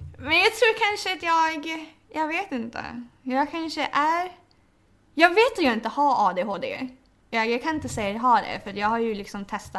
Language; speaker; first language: Swedish; early bilingual, other home language; Thai